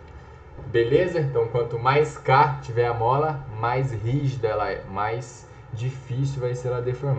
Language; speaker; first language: Portuguese; native; Portuguese